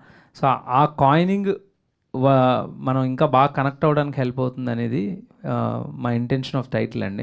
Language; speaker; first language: Telugu; native; Telugu